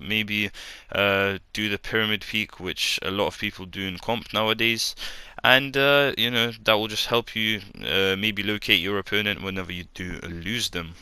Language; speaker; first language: English; native; English